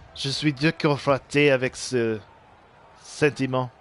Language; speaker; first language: French; non-native, learner; English